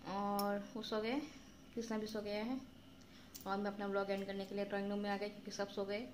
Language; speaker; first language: Hindi; native; Hindi